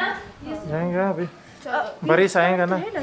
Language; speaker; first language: Hindi; non-native, local second language; Mizo